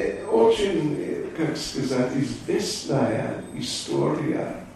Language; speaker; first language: Russian; non-native, learner; English